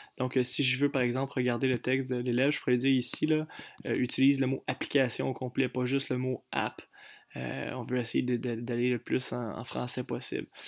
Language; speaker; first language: French; native; French